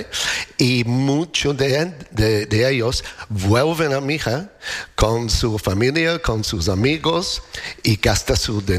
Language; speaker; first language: Spanish; non-native, fluent; English